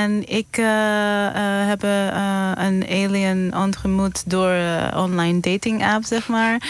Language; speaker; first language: Dutch; non-native, learner; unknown